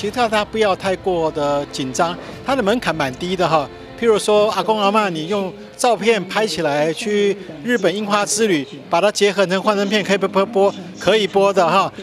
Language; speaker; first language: Chinese; native; Chinese